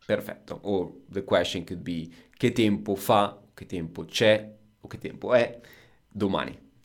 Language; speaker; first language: Italian; native; Italian